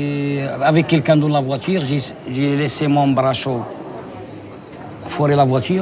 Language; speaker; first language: French; non-native, learner; Arabic